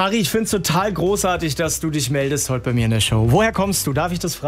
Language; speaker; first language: German; native; German